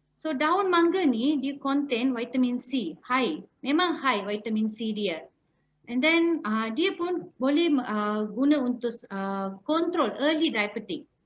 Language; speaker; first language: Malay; non-native, local second language; Tamil